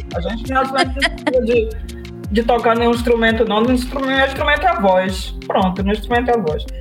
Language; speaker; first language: Portuguese; native; Portuguese